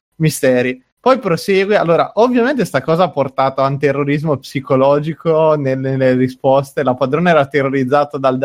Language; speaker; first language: Italian; native; Italian